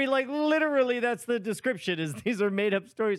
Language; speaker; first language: English; native; English